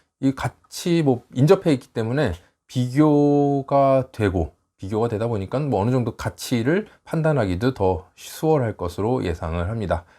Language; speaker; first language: Korean; native; Korean